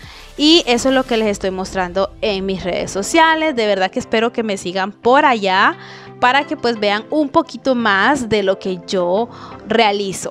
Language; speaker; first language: Spanish; native; Spanish